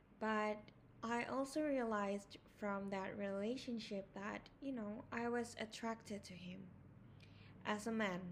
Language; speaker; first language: English; non-native, fluent; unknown